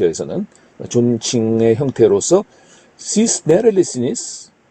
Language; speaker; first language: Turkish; non-native, fluent; Korean